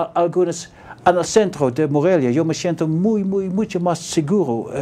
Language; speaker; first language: Spanish; non-native, learner; Dutch